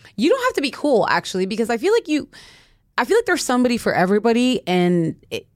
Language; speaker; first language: English; non-native, fluent; French